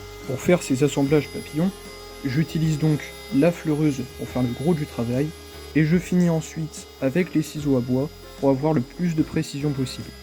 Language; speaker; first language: French; native; French